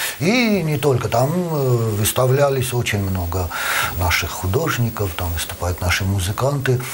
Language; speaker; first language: Russian; non-native, local second language; Armenian